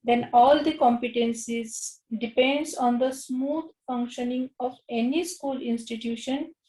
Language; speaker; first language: English; non-native, local second language; Marathi